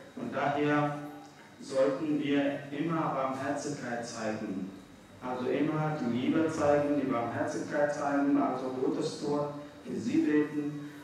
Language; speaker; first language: German; non-native, fluent; Arabic